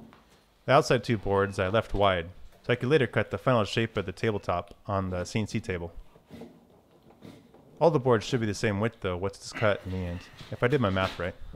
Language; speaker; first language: English; native; English